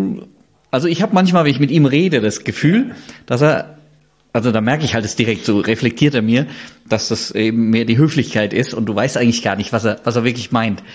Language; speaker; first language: German; native; German